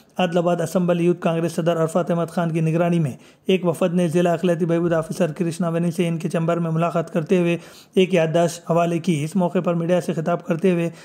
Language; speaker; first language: Urdu; native; Urdu